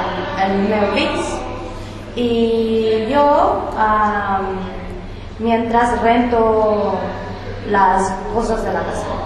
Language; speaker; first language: Catalan; non-native, learner; Spanish